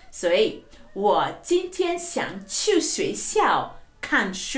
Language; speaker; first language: Chinese; non-native, fluent; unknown